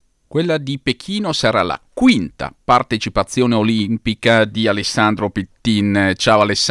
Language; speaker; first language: Italian; native; Italian